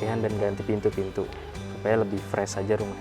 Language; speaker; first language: Indonesian; native; Indonesian